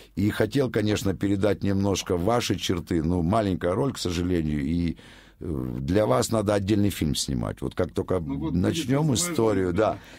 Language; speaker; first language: Russian; native; Russian